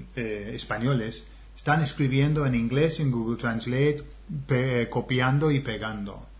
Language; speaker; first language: Spanish; non-native, fluent; English